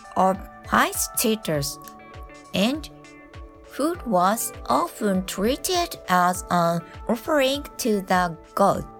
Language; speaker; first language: English; non-native, learner; Japanese